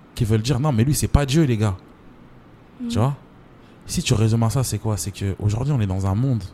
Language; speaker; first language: French; native; French